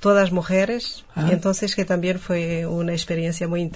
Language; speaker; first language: Spanish; non-native, fluent; Portuguese